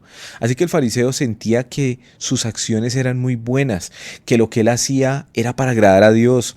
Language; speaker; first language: Spanish; native; Spanish